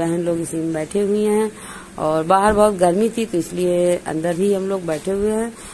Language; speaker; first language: Hindi; native; Hindi